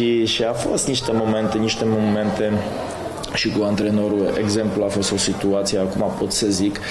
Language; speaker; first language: Romanian; non-native, fluent; Polish